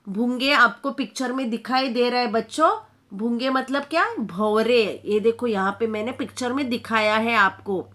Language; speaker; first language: Hindi; non-native, local second language; Marathi